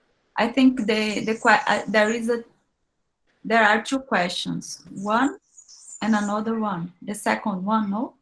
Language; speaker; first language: English; non-native, learner; Portuguese